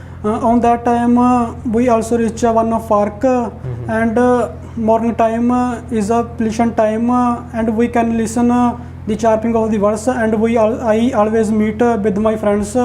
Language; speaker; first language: English; non-native, learner; Punjabi